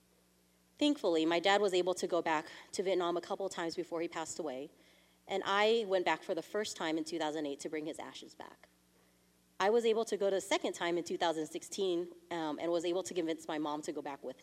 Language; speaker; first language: English; early bilingual, other home language; Vietnamese